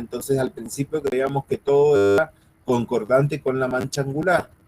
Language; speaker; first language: Spanish; native; Spanish